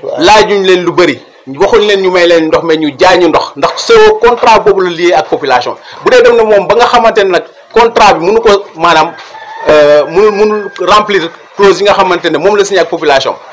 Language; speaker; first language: Wolof; non-native, local second language; Serer